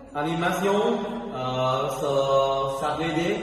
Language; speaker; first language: French; non-native, learner; Vietnamese